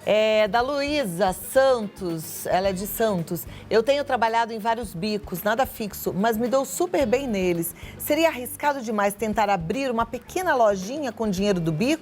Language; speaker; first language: Portuguese; native; Portuguese